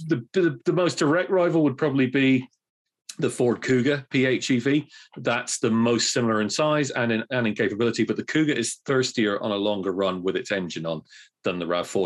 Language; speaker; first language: English; native; English